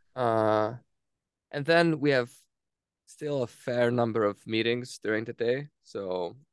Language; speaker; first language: English; non-native, fluent; Hungarian